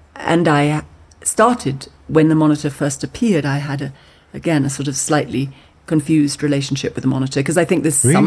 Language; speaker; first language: English; native; English